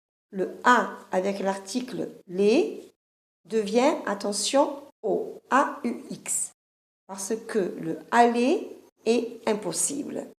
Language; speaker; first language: French; non-native, fluent; Italian